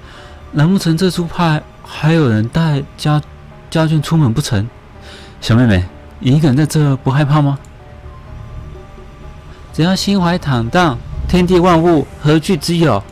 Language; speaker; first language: Chinese; native; Chinese